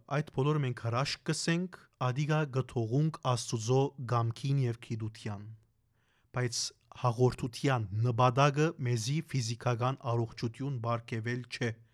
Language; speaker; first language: Armenian; early bilingual, heritage; Armenian